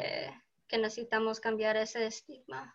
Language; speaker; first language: Spanish; early bilingual, heritage; Spanish